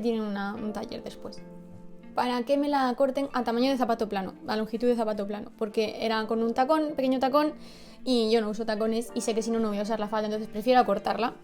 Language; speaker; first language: Spanish; native; Spanish